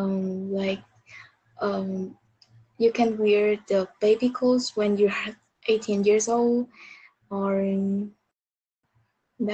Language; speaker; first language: English; non-native, learner; Vietnamese